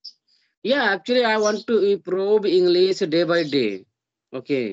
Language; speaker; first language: English; non-native, learner; Hindi